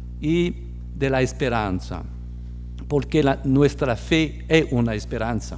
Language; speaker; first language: Spanish; non-native, fluent; French